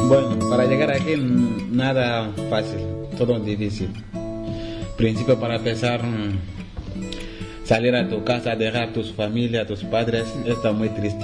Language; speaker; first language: Spanish; non-native, learner; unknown